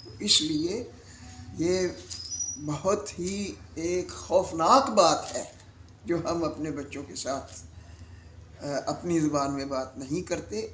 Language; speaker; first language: Urdu; non-native, local second language; Punjabi